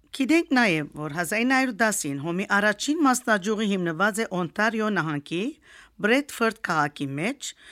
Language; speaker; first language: Armenian; early bilingual, heritage; Armenian